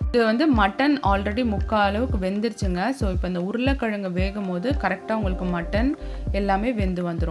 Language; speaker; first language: Tamil; native; Tamil